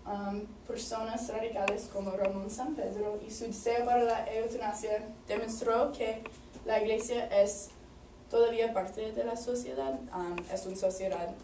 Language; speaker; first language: Spanish; non-native, learner; English